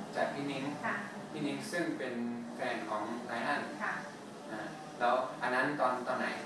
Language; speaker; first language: Thai; non-native, fluent; English